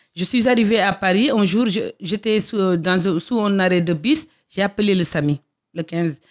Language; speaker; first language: French; non-native, local second language; Fula